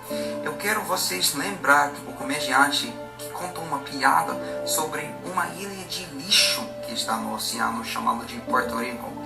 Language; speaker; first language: Portuguese; non-native, fluent; English